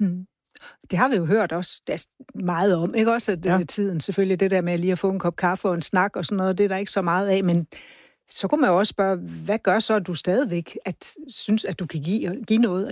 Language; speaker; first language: Danish; native; Danish